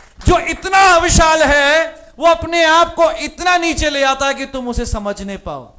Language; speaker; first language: Hindi; non-native, local second language; Punjabi